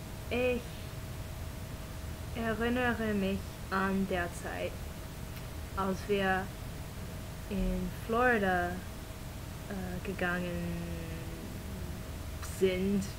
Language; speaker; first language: German; non-native, learner; English